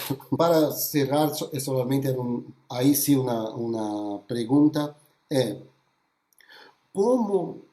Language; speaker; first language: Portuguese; non-native, fluent; Spanish